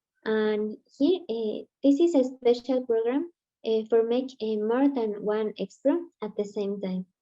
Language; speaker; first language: English; non-native, learner; Spanish